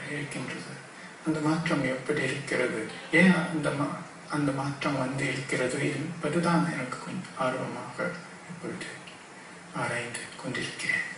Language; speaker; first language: Tamil; non-native, fluent; Japanese